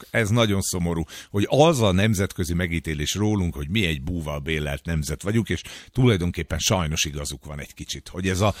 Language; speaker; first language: Hungarian; native; Hungarian